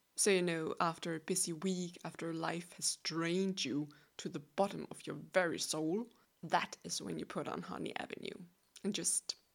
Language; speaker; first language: English; non-native, fluent; Danish